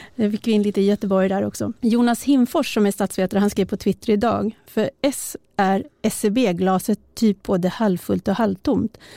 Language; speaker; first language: Swedish; native; Swedish